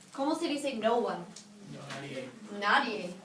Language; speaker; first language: Spanish; non-native, fluent; English